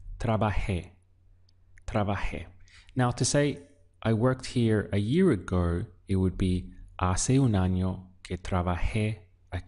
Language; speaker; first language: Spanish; non-native, fluent; English